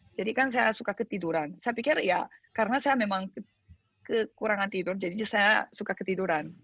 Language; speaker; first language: Indonesian; early bilingual, other home language; Korean